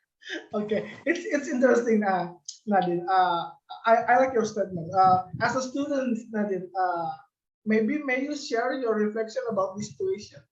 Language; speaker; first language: English; non-native, learner; Indonesian